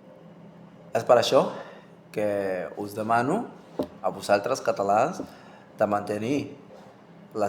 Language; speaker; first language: Catalan; non-native, learner; Spanish